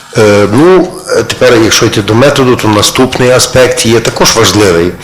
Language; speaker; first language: Ukrainian; native; Ukrainian